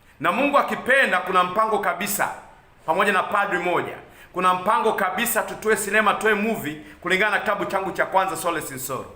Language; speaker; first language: Swahili; non-native, local second language; Kikuyu